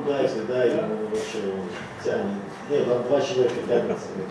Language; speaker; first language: Russian; native; Russian